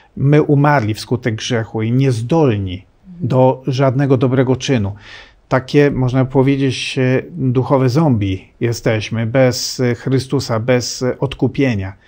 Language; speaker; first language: Polish; native; Polish